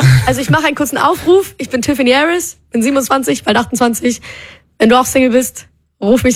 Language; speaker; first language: German; native; German